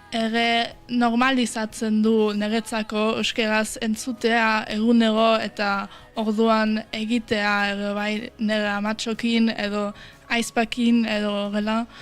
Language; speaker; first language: Basque; early bilingual, heritage; Basque